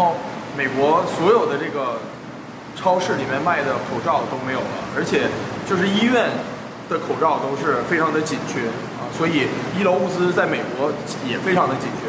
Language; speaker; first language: Chinese; non-native, fluent; English